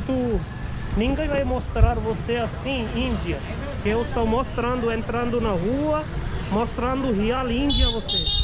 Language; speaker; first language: Portuguese; non-native, learner; Hindi